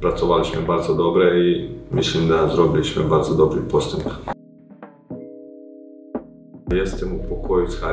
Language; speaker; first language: Polish; non-native, learner; Croatian